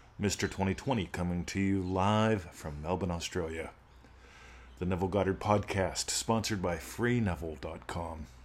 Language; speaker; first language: English; native; English